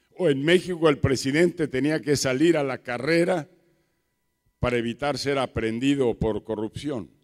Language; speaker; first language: Spanish; native; Spanish